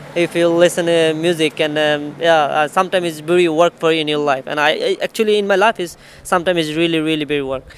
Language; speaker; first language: English; non-native, local second language; Bangla